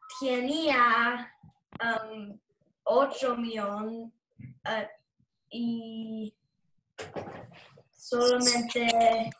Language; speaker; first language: Spanish; non-native, learner; English